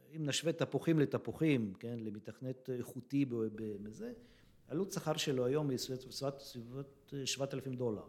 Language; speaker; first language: Hebrew; early bilingual, other home language; Russian